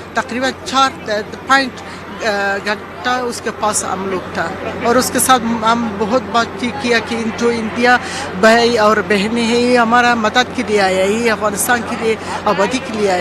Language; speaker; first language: Hindi; non-native, learner; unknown